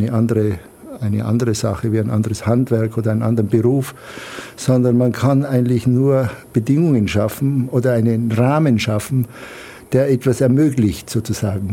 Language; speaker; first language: German; native; German